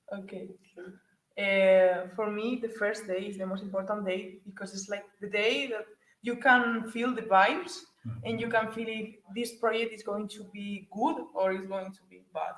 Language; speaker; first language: English; non-native, learner; Spanish